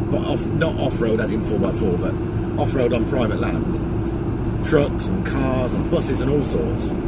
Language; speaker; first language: English; native; English